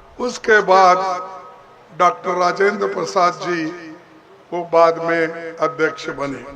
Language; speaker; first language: Hindi; non-native, local second language; Kannada